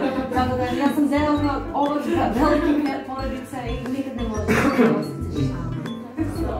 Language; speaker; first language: Serbian; non-native, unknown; English